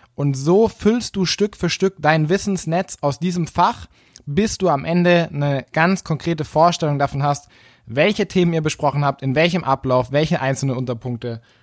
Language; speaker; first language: German; native; German